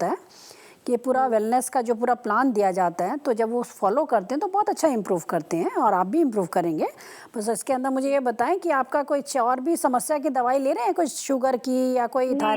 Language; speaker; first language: Hindi; native; Hindi